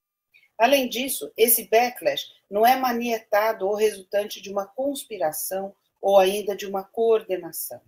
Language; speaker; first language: Portuguese; native; Portuguese